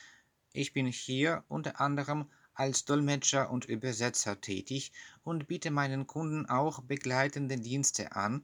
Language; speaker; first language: German; non-native, fluent; Russian